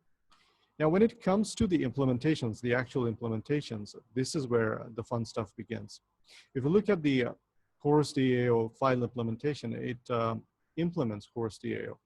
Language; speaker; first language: English; non-native, local second language; Bangla